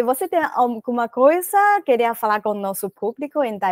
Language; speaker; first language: Portuguese; non-native, learner; Chinese